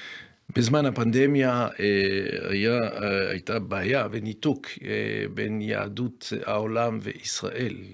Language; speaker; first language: Hebrew; non-native, fluent; French